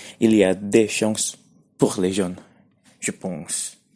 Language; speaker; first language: French; non-native, learner; Cantonese